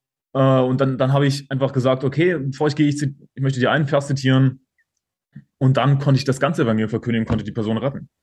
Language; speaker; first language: German; native; German